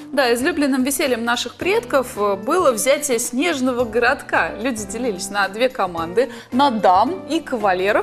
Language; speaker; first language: Russian; native; Russian